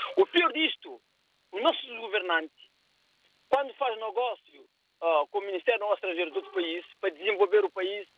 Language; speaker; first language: Portuguese; non-native, local second language; Kabuverdianu